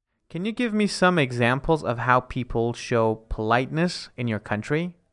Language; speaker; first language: English; non-native, fluent; Persian